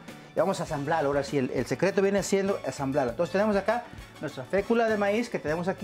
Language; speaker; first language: Spanish; native; Spanish